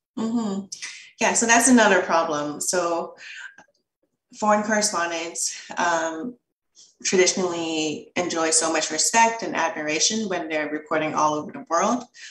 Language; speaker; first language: English; early bilingual, other home language; Chinese